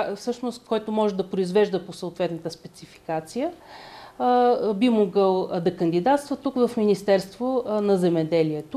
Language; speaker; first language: Bulgarian; native; Bulgarian